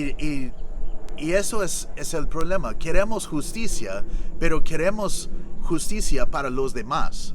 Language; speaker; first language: Spanish; non-native, fluent; English